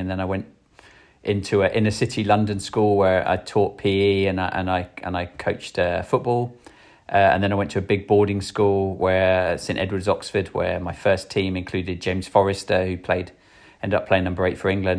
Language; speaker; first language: English; native; English